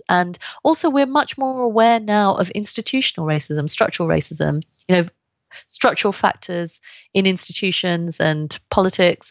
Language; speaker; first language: English; native; English